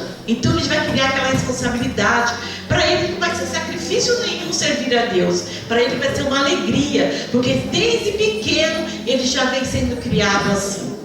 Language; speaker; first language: Portuguese; native; Portuguese